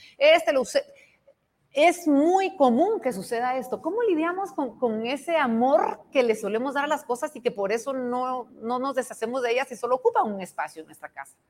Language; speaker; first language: Spanish; native; Spanish